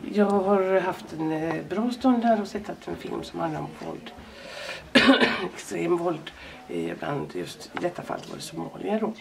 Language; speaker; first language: Swedish; native; Swedish